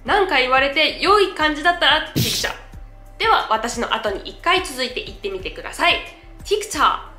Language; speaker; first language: Japanese; native; Japanese